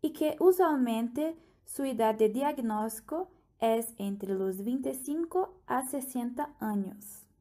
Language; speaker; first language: Portuguese; non-native, learner; Spanish